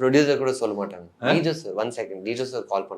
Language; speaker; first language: Tamil; non-native, fluent; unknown